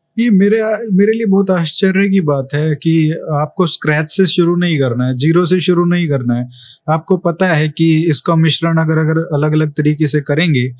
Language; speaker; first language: Hindi; native; Hindi